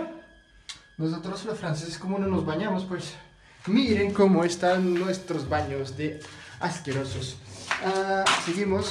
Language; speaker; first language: Spanish; non-native, fluent; French